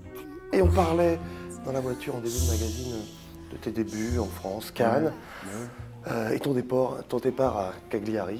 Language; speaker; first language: French; native; French